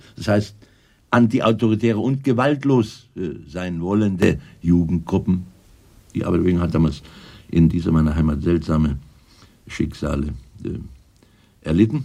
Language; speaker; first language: German; native; German